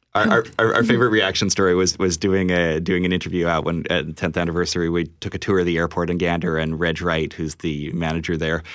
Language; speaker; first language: English; native; English